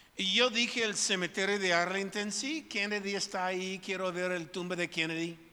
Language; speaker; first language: Spanish; non-native, fluent; English